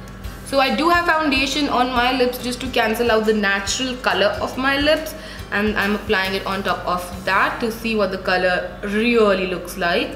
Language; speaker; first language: English; non-native, local second language; Hindi